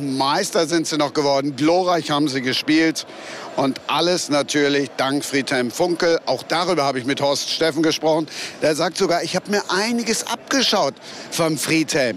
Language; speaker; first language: German; native; German